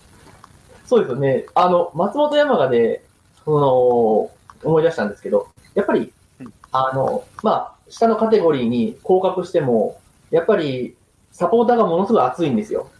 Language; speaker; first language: Japanese; native; Japanese